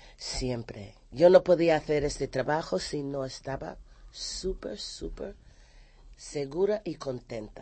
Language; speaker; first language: Spanish; non-native, fluent; English